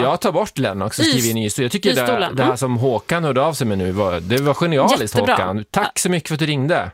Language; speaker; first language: Swedish; native; Swedish